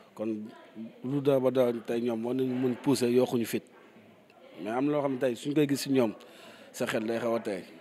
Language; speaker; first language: Wolof; native; Wolof